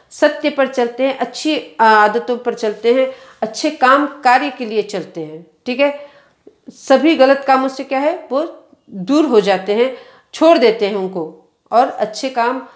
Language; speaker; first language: Hindi; non-native, local second language; Kannada